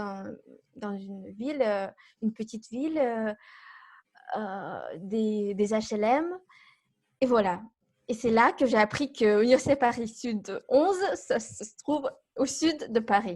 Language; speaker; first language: French; non-native, fluent; Kazakh